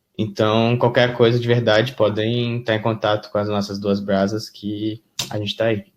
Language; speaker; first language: Portuguese; native; Portuguese